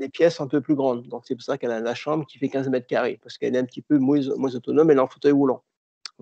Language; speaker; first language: French; native; French